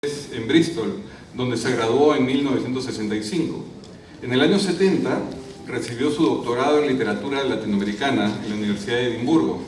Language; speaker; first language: Spanish; native; Spanish